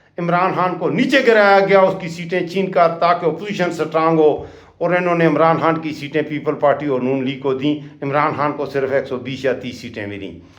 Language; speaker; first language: Urdu; non-native, local second language; Punjabi